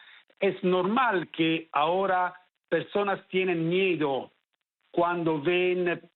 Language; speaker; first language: Spanish; non-native, fluent; Italian